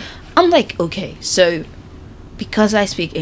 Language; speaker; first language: English; non-native, local second language; Yoruba